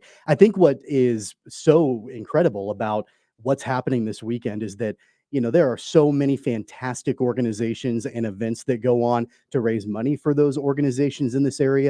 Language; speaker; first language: English; native; English